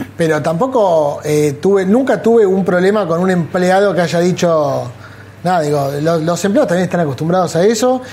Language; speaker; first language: Spanish; native; Spanish